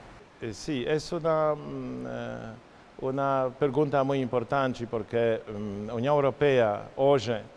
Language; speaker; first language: Portuguese; non-native, fluent; Polish